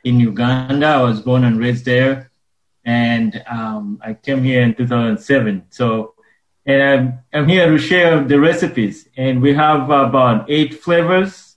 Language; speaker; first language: English; non-native, local second language; Ganda